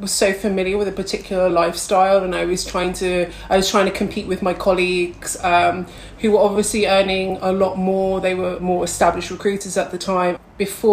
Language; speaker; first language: English; native; English